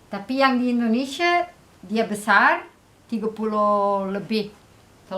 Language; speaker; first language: Indonesian; non-native, fluent; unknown